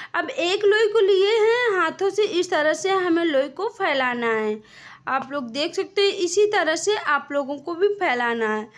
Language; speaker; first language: Hindi; native; Hindi